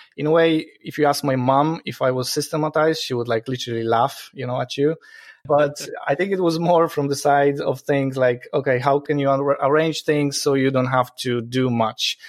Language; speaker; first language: English; non-native, fluent; Polish